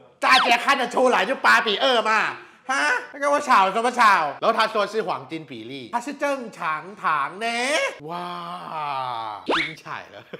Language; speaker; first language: Chinese; non-native, fluent; Thai